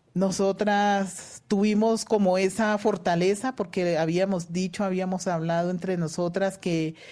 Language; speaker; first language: Spanish; native; Spanish